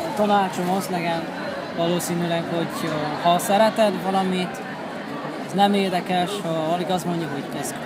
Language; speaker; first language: Hungarian; non-native, fluent; Japanese